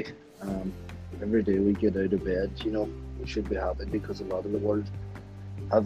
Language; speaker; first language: English; native; English